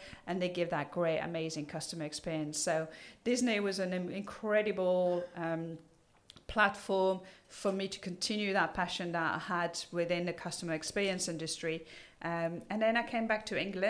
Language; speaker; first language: English; non-native, fluent; French